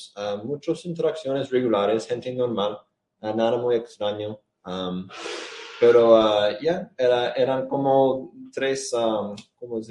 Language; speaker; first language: Spanish; non-native, learner; English